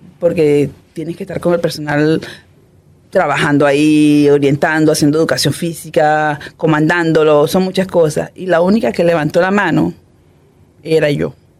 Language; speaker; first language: Spanish; native; Spanish